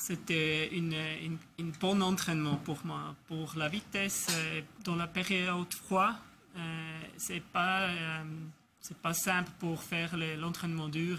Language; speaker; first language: French; non-native, local second language; German